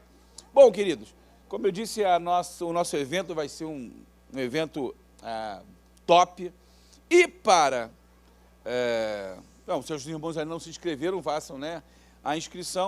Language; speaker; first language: Portuguese; native; Portuguese